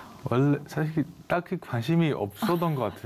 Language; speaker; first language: Korean; non-native, fluent; Chinese